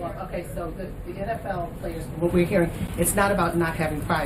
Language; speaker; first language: English; native; English